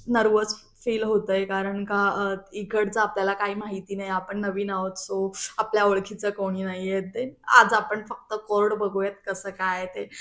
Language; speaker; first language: Marathi; native; Marathi